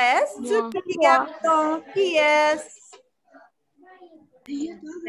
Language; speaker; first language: French; non-native, fluent; Arabic